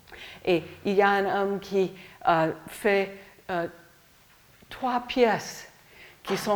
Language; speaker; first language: French; non-native, learner; English